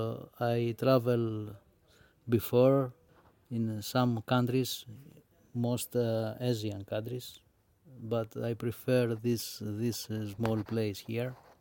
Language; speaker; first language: English; non-native, learner; Greek